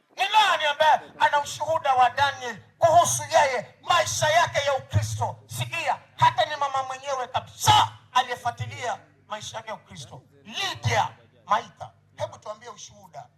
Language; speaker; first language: Swahili; non-native, local second language; Luyia